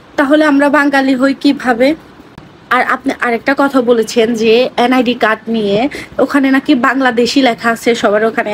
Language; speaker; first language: Bangla; non-native, local second language; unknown